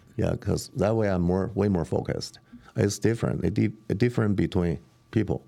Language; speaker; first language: English; non-native, learner; Chinese